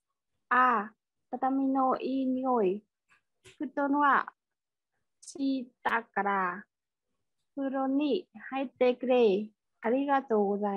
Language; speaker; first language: Japanese; non-native, learner; Vietnamese